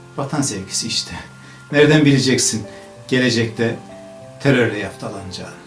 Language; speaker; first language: Turkish; native; Turkish